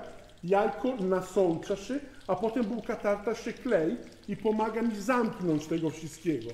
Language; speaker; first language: Polish; non-native, fluent; Italian